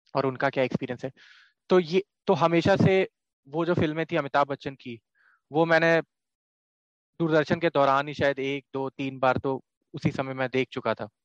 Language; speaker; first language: Hindi; native; Hindi